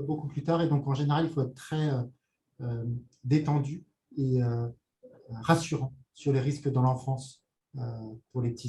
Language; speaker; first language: French; native; French